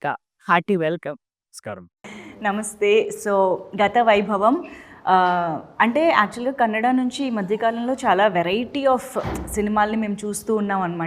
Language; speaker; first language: Telugu; native; Telugu